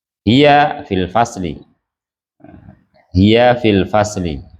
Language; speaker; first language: Arabic; non-native, fluent; Indonesian